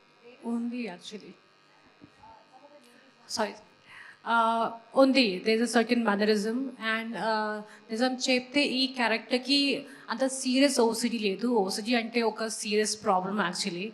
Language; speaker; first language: Telugu; non-native, fluent; Hindi